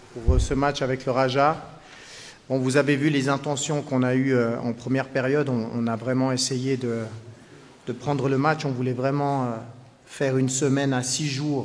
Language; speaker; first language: French; native; French